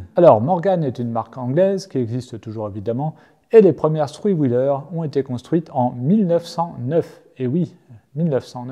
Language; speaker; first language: French; native; French